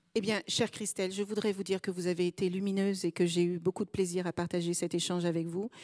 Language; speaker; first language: French; early bilingual, other home language; Kabuverdianu